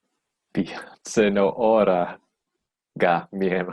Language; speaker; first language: Japanese; non-native, learner; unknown